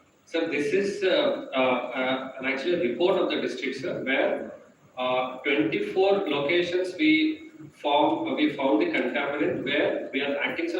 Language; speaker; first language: English; non-native, local second language; Telugu